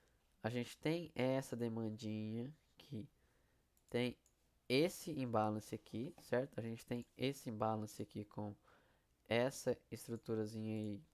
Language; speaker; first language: Portuguese; native; Portuguese